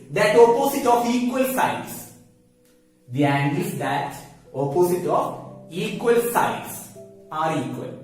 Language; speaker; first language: English; non-native, local second language; Malayalam